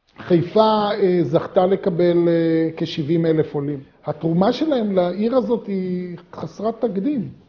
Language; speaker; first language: Hebrew; native; Hebrew